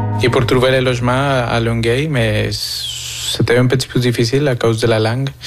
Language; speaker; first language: French; non-native, fluent; Spanish